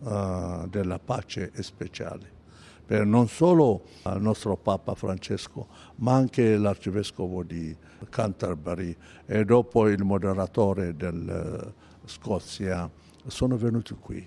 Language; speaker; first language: Italian; non-native, fluent; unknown